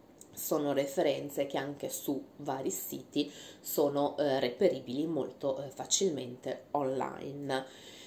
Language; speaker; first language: Italian; native; Italian